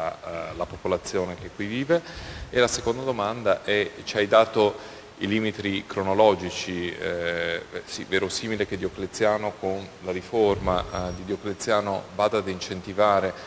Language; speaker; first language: Italian; native; Italian